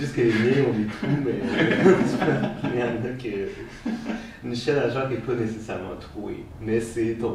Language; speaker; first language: French; non-native, fluent; Arabic